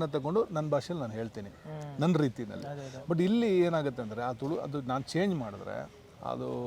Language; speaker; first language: Kannada; non-native, local second language; Tulu